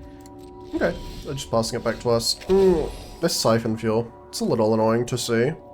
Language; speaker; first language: English; native; English